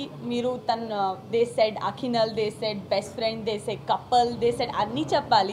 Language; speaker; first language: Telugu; non-native, learner; Gujarati